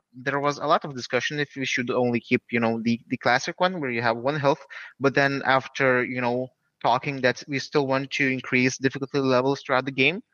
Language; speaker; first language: English; non-native, fluent; Lithuanian